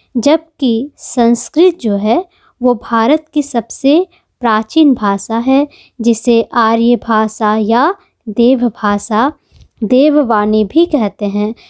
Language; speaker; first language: Hindi; native; Hindi